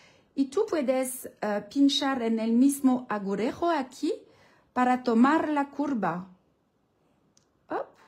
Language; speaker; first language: Spanish; non-native, learner; French